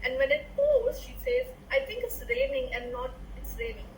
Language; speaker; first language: English; non-native, local second language; Hindi